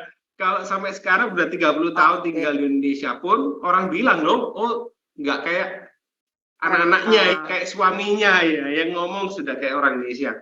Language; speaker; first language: Indonesian; non-native, fluent; English